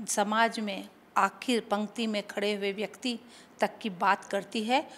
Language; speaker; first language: Hindi; native; Hindi